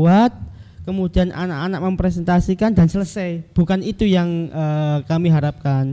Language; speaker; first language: Indonesian; native; Indonesian